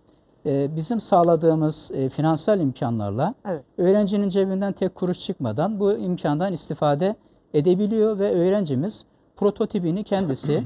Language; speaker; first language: Turkish; native; Turkish